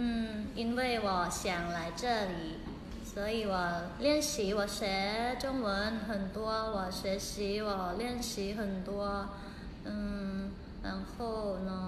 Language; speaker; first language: Chinese; non-native, learner; Thai